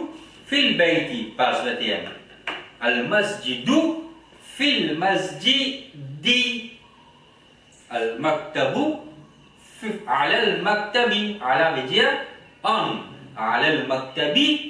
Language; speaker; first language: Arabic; non-native, learner; Haitian Creole